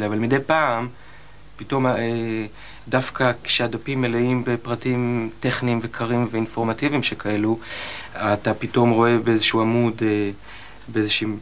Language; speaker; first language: Hebrew; early bilingual, other home language; Russian